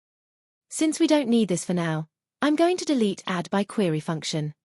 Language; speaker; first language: English; non-native, fluent; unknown